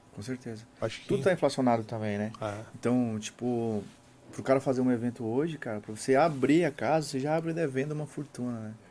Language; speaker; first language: Portuguese; native; Portuguese